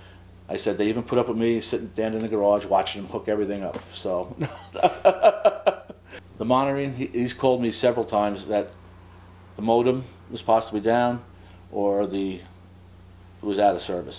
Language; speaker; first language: English; native; English